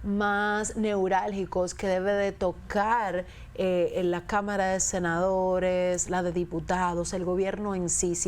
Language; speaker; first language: Spanish; native; Spanish